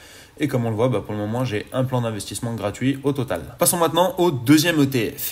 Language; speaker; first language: French; native; French